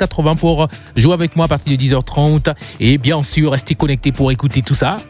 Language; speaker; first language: French; native; French